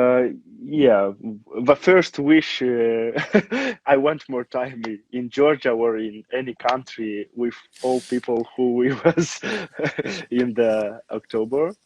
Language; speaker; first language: English; non-native, learner; Romanian